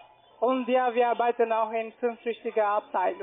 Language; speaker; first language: German; non-native, learner; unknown